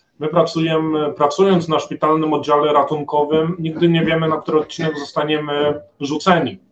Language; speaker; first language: Polish; native; Polish